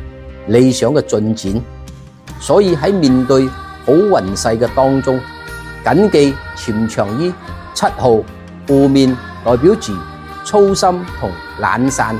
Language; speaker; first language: Chinese; non-native, local second language; Cantonese